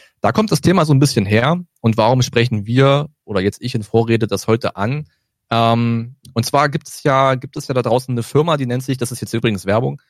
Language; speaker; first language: German; native; German